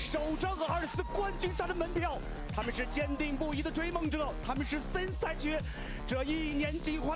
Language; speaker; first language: Chinese; native; Chinese